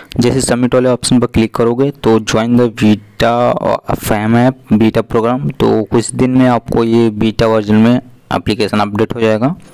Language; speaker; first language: Hindi; native; Hindi